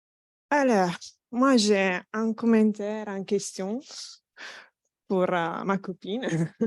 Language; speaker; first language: French; non-native, fluent; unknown